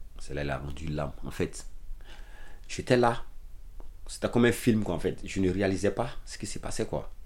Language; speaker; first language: French; non-native, local second language; Dyula